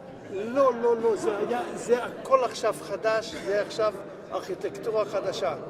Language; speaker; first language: Hebrew; non-native, local second language; Yiddish